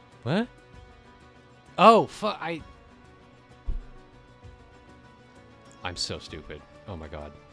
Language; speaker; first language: English; native; English